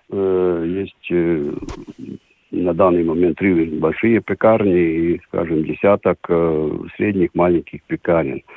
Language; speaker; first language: Russian; non-native, local second language; Latvian